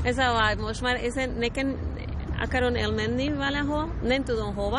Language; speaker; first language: Hungarian; non-native, learner; Spanish